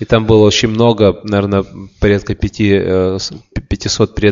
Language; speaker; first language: Russian; native; Russian